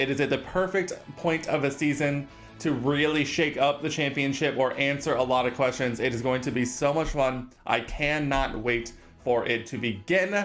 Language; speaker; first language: English; native; English